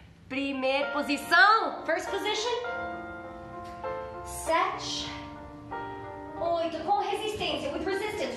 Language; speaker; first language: Portuguese; non-native, fluent; English